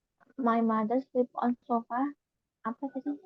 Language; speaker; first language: English; non-native, learner; Indonesian